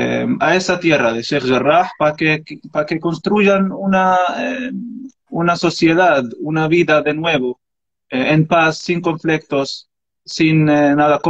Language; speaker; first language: Spanish; non-native, learner; Arabic